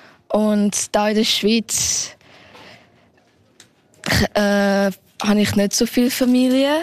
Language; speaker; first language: German; early bilingual, heritage; German